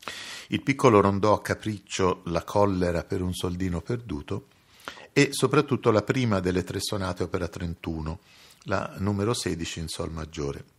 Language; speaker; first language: Italian; native; Italian